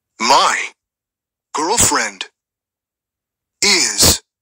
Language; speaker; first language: English; non-native, learner; Russian